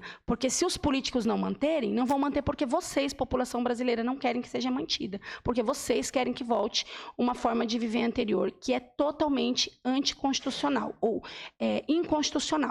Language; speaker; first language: Portuguese; native; Portuguese